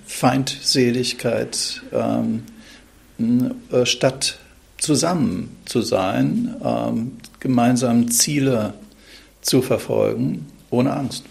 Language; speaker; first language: German; native; German